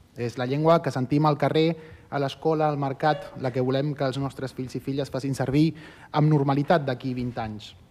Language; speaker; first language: Catalan; early bilingual, other home language; Spanish